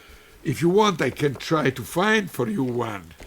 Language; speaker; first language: English; non-native, learner; Italian